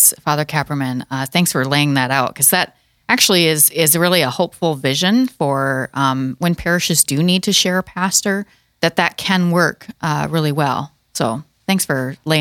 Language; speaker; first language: English; native; English